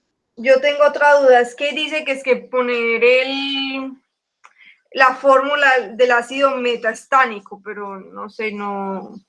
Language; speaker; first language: Spanish; native; Spanish